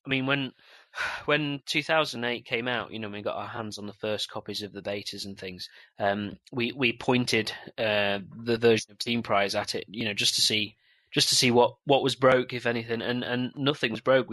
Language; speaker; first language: English; native; English